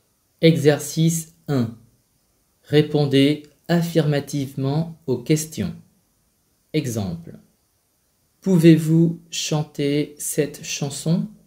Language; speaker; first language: French; non-native, fluent; Vietnamese